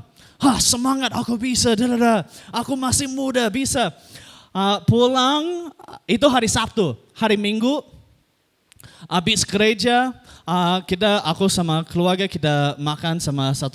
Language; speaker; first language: Indonesian; non-native, fluent; English